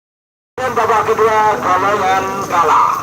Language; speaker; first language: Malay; non-native, local second language; Madurese